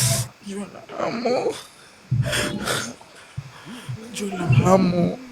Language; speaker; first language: Spanish; non-native, learner; Haitian Creole